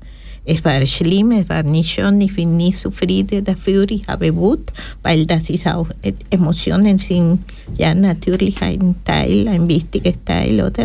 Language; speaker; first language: German; non-native, fluent; Spanish